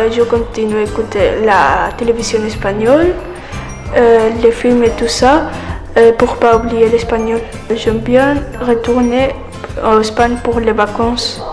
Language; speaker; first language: French; non-native, learner; Spanish